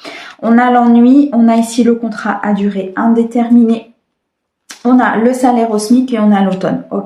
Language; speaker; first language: French; native; French